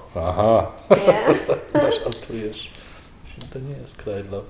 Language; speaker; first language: Polish; native; Polish